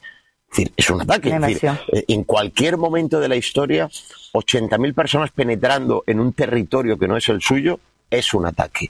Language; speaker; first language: Spanish; native; Spanish